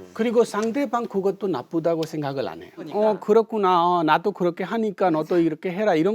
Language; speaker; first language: Korean; non-native, fluent; Hindi